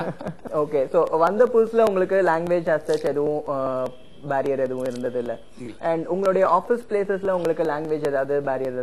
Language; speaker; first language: Tamil; native; Tamil